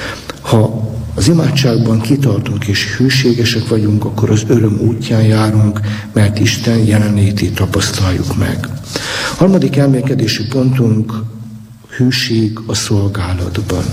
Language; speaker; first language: Hungarian; native; Hungarian